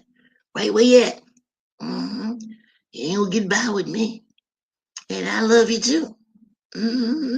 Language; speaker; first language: English; native; English